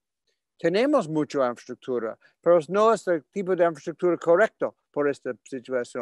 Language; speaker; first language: Spanish; non-native, fluent; English